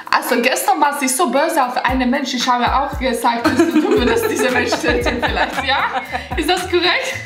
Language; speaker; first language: German; non-native, learner; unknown